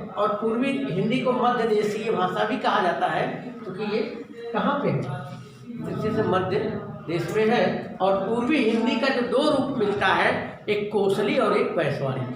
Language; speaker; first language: Hindi; native; Hindi